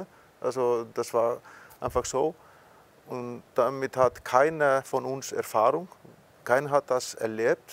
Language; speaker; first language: German; non-native, fluent; Icelandic